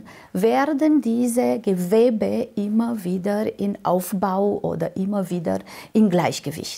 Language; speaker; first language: German; non-native, fluent; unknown